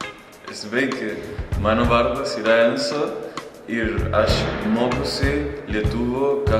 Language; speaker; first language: Lithuanian; non-native, learner; Spanish